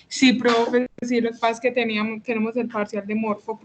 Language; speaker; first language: Spanish; native; Spanish